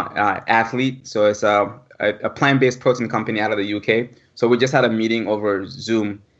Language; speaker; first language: English; early bilingual, other home language; French